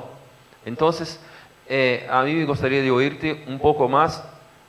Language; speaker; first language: Spanish; non-native, fluent; Portuguese